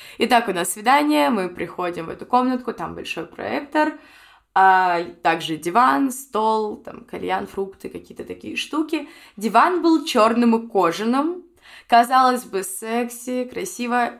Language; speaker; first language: Russian; native; Russian